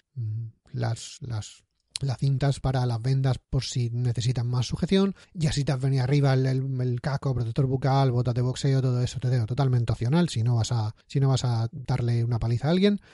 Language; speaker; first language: Spanish; native; Spanish